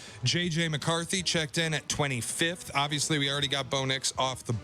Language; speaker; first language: English; native; English